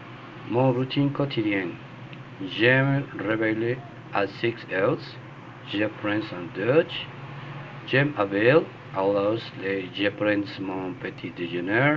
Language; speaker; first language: French; non-native, learner; Spanish